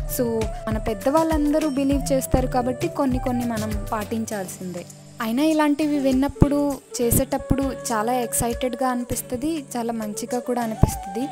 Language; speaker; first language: Telugu; non-native, local second language; Lambadi